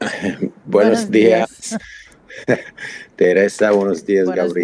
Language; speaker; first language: Spanish; non-native, fluent; Hebrew